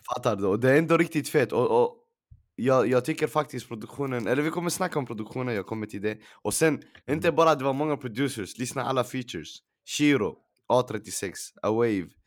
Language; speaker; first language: Swedish; early bilingual, other home language; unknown